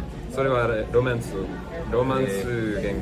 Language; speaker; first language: Japanese; non-native, learner; English